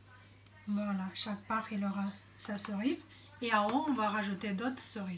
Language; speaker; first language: French; non-native, fluent; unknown